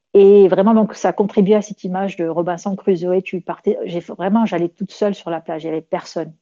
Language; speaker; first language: French; non-native, local second language; Arabic